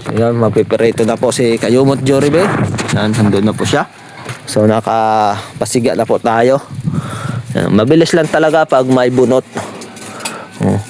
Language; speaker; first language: Filipino; non-native, local second language; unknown